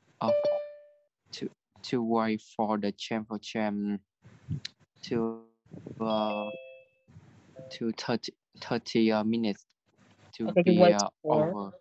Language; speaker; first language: English; non-native, learner; Vietnamese